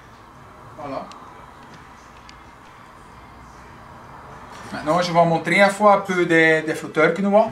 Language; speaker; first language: French; non-native, local second language; Dutch